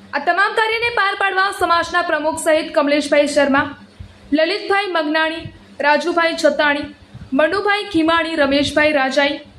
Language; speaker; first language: Gujarati; native; Gujarati